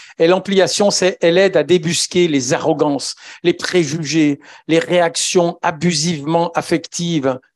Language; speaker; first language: French; native; French